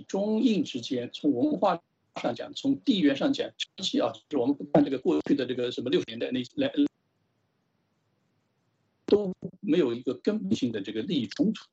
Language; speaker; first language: Chinese; native; Chinese